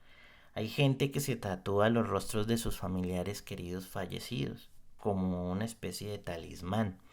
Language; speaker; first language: Spanish; native; Spanish